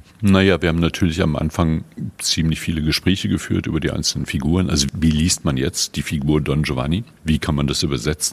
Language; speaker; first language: German; native; German